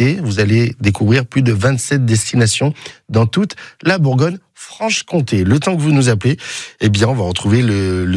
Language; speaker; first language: French; native; French